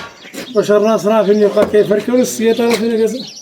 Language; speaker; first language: Arabic; native; Arabic